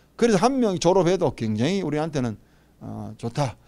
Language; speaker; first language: Korean; native; Korean